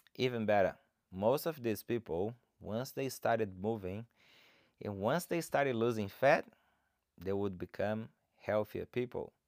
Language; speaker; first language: English; non-native, fluent; Portuguese